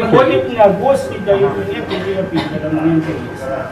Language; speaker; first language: Russian; non-native, learner; Persian